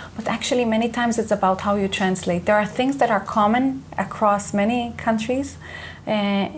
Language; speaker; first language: English; non-native, fluent; Hebrew